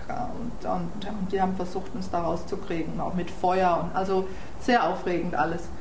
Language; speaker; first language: German; native; German